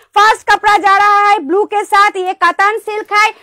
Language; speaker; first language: Hindi; non-native, local second language; Bangla